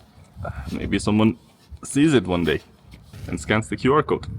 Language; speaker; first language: English; non-native, fluent; Norwegian